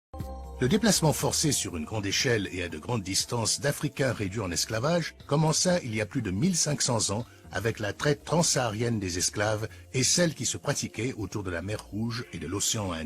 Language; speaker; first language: French; native; French